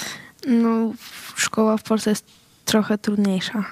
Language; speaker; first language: Polish; early bilingual, heritage; Swedish